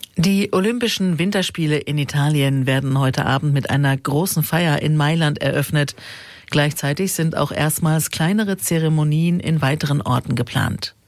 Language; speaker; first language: German; native; German